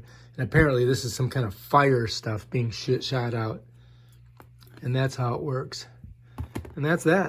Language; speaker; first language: English; native; English